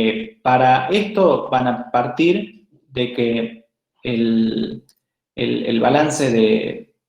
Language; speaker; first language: Spanish; native; Spanish